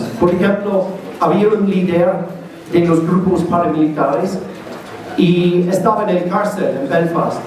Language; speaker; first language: Spanish; non-native, learner; English